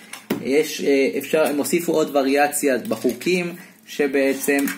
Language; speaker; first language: Hebrew; native; Hebrew